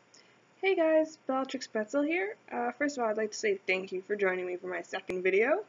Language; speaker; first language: English; native; English